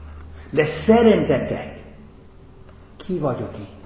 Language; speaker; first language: Hungarian; non-native, fluent; English